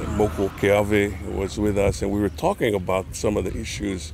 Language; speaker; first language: English; native; English